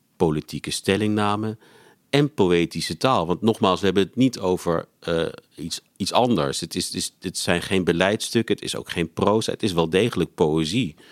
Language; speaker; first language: Dutch; native; Dutch